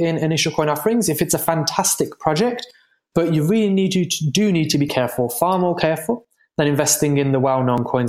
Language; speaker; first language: English; native; English